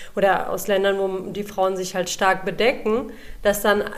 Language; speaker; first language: German; early bilingual, other home language; Urdu